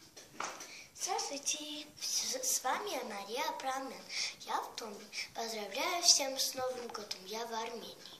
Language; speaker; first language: Russian; non-native, learner; Armenian